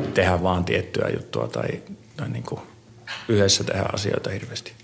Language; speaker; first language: Finnish; native; Finnish